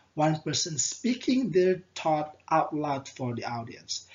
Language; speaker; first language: English; non-native, fluent; Indonesian